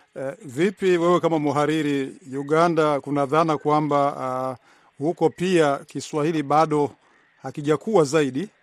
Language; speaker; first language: Swahili; non-native, local second language; Rundi